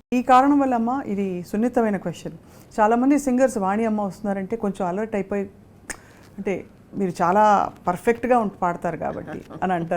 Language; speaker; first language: Telugu; native; Telugu